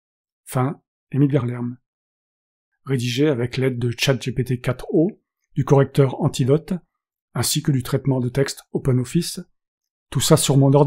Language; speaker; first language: French; native; French